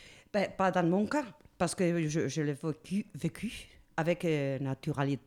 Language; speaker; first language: French; non-native, learner; Spanish